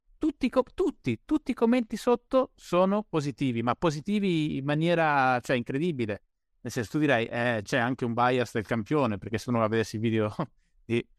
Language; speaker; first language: Italian; native; Italian